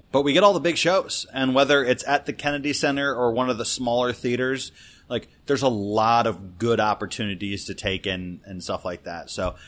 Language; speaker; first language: English; native; English